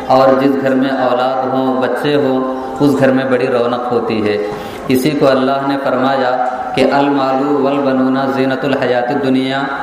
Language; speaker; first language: Urdu; native; Urdu